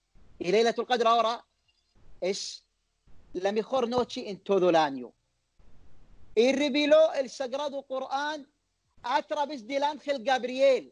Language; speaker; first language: Spanish; non-native, learner; Arabic